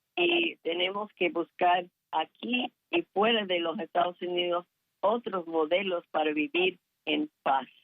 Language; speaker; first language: Spanish; non-native, fluent; English